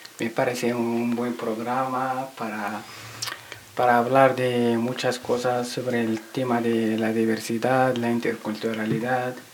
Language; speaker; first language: Spanish; non-native, fluent; Arabic